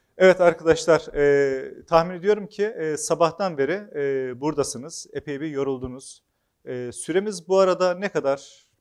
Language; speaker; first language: Turkish; native; Turkish